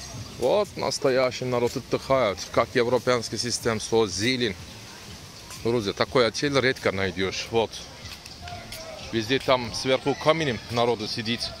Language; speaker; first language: Russian; non-native, learner; Turkish